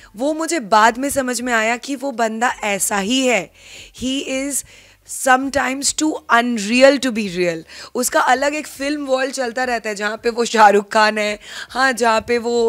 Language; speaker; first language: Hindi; non-native, local second language; Bangla